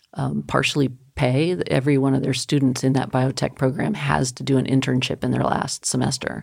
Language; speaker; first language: English; native; English